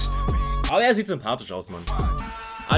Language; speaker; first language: German; native; German